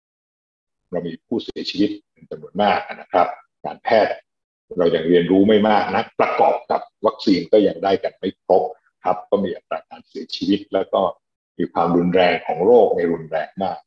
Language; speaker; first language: Thai; native; Thai